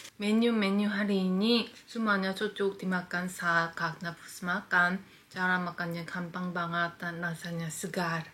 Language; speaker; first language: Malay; non-native, fluent; Korean